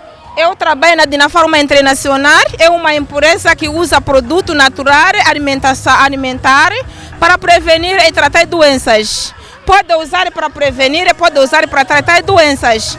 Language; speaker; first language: Portuguese; non-native, learner; Kinyarwanda